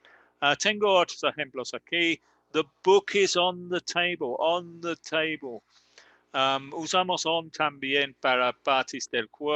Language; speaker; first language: Spanish; non-native, learner; English